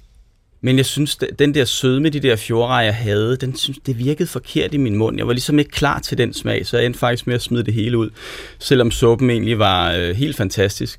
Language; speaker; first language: Danish; native; Danish